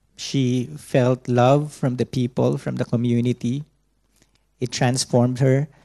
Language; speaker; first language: English; non-native, local second language; Filipino